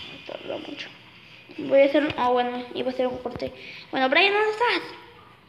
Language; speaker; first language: Spanish; native; Spanish